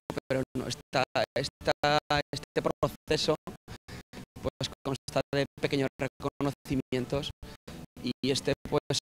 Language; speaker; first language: Spanish; native; Spanish